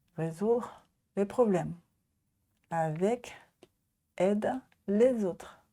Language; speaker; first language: French; non-native, learner; Japanese